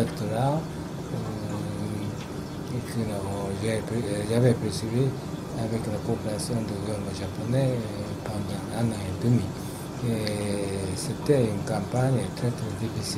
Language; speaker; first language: French; non-native, fluent; Japanese